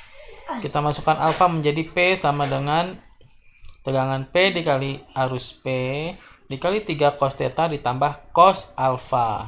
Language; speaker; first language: Indonesian; native; Indonesian